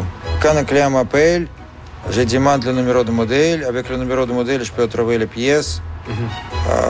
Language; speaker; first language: French; non-native, fluent; Russian